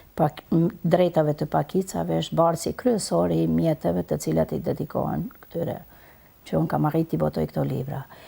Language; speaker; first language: Albanian; native; Albanian